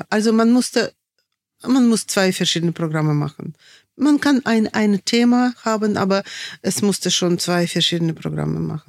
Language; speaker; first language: German; non-native, fluent; Russian